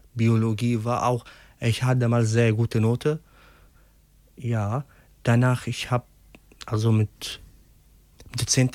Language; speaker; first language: German; non-native, learner; Arabic